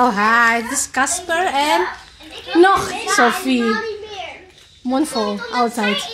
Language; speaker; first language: Dutch; non-native, learner; Indonesian